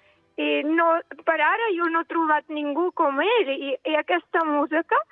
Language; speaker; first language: Catalan; non-native, fluent; Russian